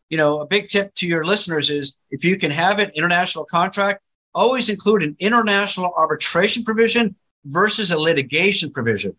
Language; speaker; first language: English; native; English